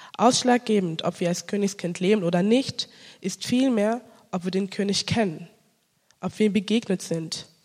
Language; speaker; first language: German; early bilingual, other home language; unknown